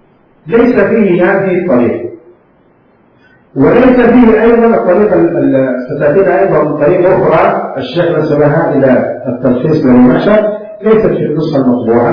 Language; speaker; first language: Arabic; native; Arabic